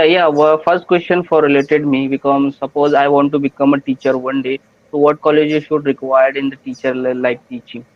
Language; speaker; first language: English; non-native, learner; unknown